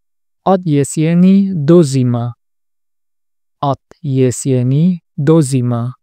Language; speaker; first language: Polish; non-native, learner; Indonesian